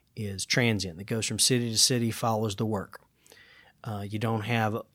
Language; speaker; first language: English; native; English